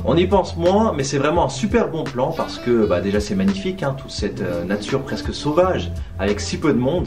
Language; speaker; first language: French; native; French